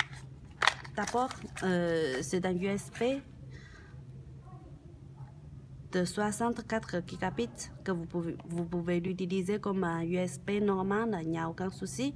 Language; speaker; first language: French; non-native, learner; Chinese